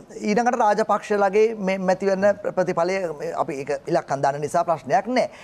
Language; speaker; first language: Sinhala; native; Sinhala